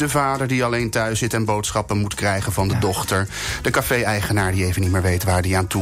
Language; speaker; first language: Dutch; native; Dutch